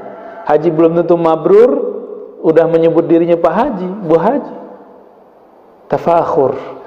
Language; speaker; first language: Indonesian; native; Indonesian